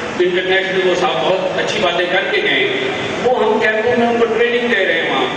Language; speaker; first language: Urdu; native; Urdu